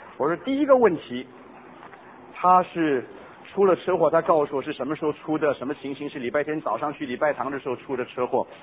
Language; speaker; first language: Chinese; non-native, local second language; Cantonese